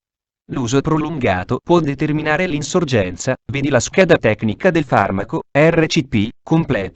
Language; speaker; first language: Italian; native; Italian